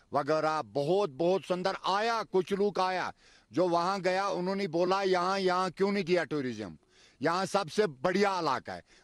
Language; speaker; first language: Hindi; non-native, local second language; Kashmiri